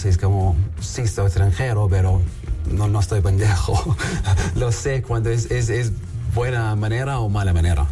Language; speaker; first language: Spanish; non-native, learner; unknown